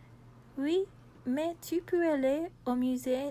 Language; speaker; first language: French; non-native, learner; English